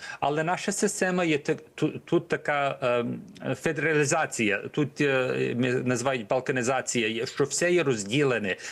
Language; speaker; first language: Ukrainian; early bilingual, heritage; Ukrainian